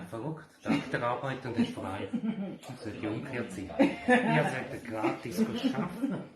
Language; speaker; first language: German; native; German